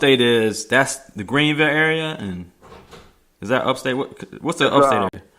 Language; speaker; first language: English; native; English